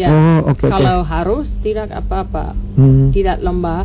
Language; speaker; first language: Indonesian; non-native, learner; English